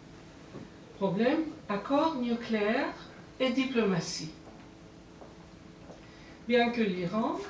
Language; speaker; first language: French; non-native, fluent; Persian